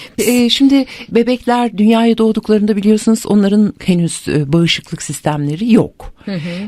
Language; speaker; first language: Turkish; native; Turkish